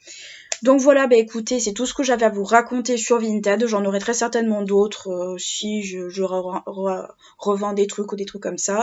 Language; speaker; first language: French; native; French